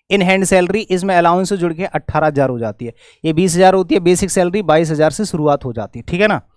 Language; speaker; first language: Hindi; native; Hindi